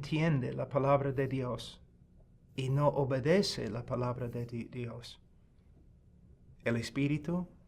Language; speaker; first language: Spanish; non-native, fluent; English